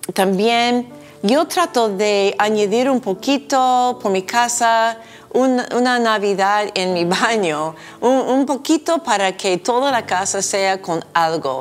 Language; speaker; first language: Spanish; non-native, fluent; English